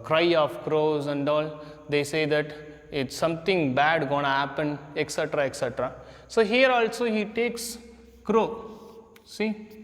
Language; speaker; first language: English; non-native, local second language; Hindi